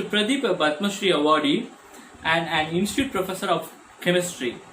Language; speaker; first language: English; non-native, local second language; Tamil